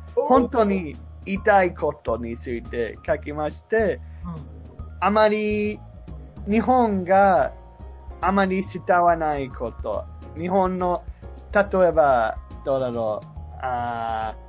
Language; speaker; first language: Japanese; non-native, fluent; English